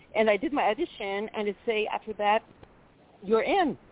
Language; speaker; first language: English; non-native, fluent; French